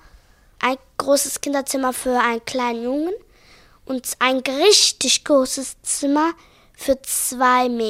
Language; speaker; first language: German; early bilingual, other home language; Arabic